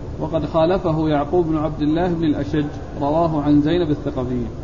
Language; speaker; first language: Arabic; native; Arabic